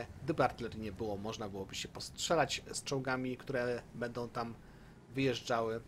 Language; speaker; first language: Polish; native; Polish